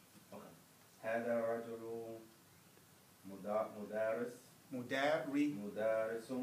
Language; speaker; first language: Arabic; non-native, learner; English